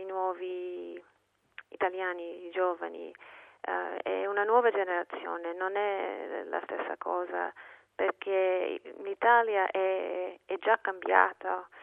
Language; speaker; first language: Italian; non-native, fluent; English